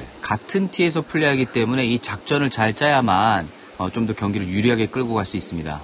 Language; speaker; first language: Korean; native; Korean